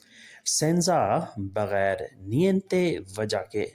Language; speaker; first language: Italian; non-native, learner; Urdu